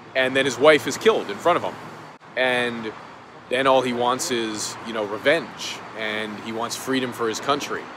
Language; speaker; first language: English; native; English